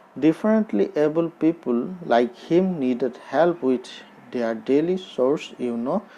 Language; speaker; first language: English; non-native, local second language; Assamese